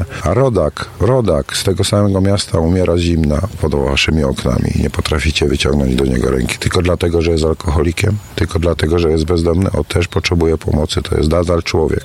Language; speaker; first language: Polish; native; Polish